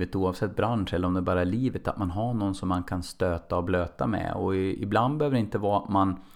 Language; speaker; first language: Swedish; native; Swedish